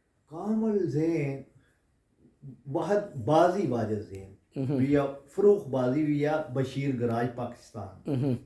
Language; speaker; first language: Arabic; non-native, learner; Urdu